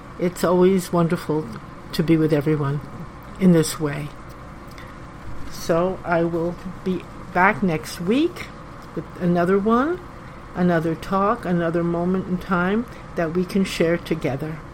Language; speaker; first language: English; native; English